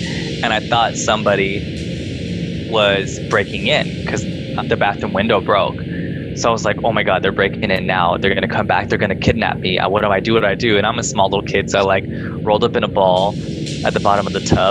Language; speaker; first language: English; native; English